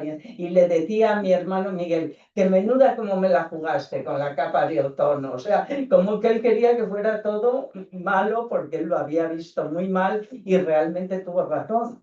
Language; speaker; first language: Spanish; native; Spanish